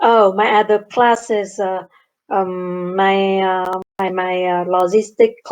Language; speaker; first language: English; non-native, learner; Vietnamese